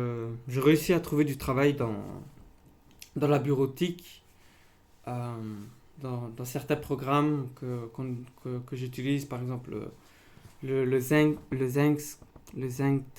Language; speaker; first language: French; non-native, local second language; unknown